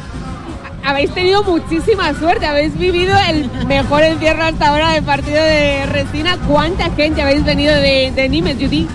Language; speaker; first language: Spanish; native; Spanish